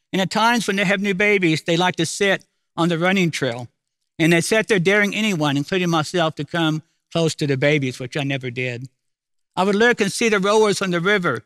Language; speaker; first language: English; native; English